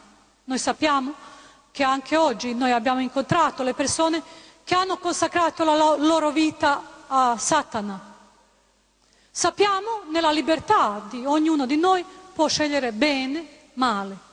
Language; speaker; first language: Italian; non-native, fluent; Croatian